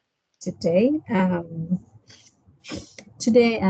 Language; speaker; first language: English; non-native, learner; Vietnamese